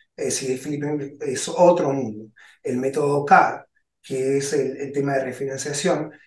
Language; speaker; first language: Spanish; native; Spanish